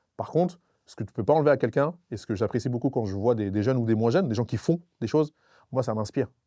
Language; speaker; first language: French; non-native, local second language; Sango